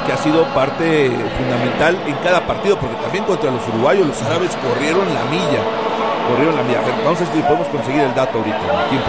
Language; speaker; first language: Spanish; native; Spanish